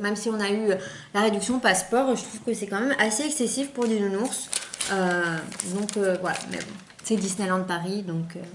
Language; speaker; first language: French; native; French